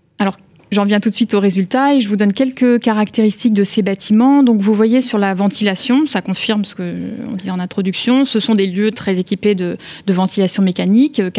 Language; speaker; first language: French; native; French